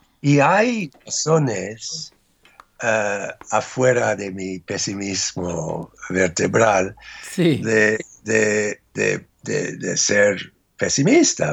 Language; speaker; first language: Spanish; non-native, fluent; English